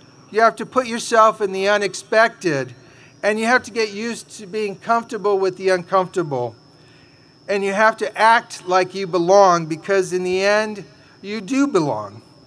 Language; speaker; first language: English; early bilingual, other home language; Spanish